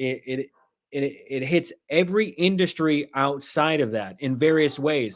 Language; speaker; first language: English; native; English